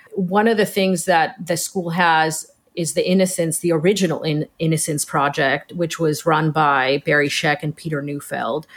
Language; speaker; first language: English; early bilingual, other home language; Hebrew